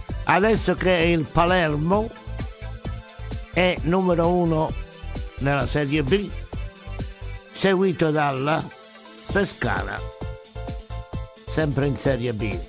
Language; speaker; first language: Italian; native; Italian